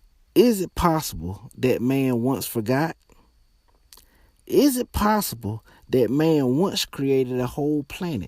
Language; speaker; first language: English; native; English